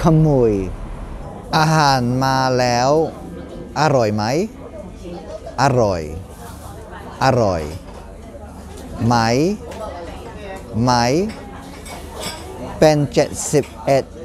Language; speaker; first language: Thai; non-native, fluent; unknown